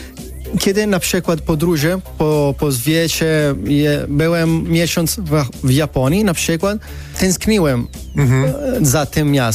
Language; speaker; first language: Polish; non-native, learner; Italian